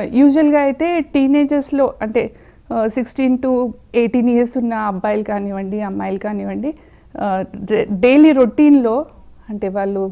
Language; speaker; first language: Telugu; native; Telugu